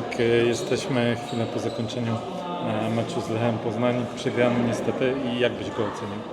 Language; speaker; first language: Polish; native; Polish